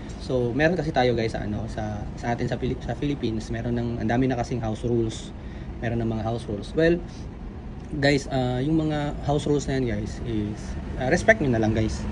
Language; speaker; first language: Filipino; native; Filipino